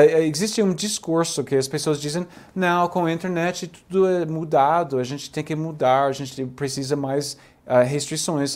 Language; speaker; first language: Portuguese; non-native, fluent; English